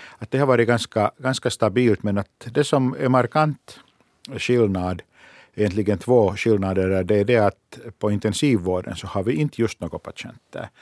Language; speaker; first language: Swedish; non-native, local second language; Finnish